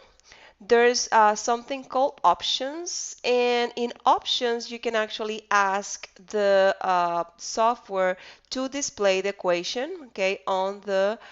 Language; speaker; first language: English; non-native, fluent; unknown